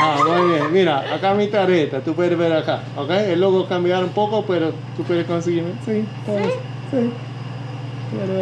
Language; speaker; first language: Spanish; non-native, learner; English